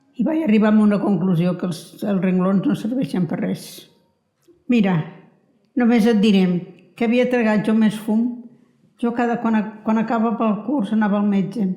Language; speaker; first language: Catalan; native; Catalan